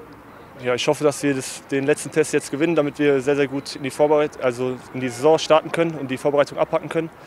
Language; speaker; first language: German; native; German